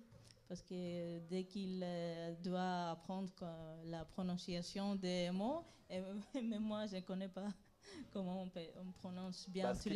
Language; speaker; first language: French; non-native, fluent; Greek